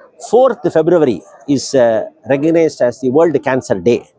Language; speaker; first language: English; non-native, local second language; Tamil